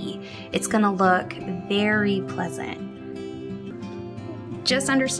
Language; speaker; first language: English; native; English